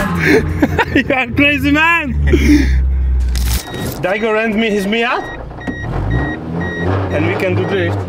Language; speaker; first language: English; non-native, learner; Polish